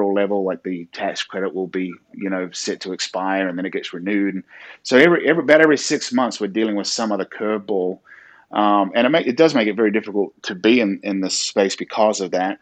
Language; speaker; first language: English; native; English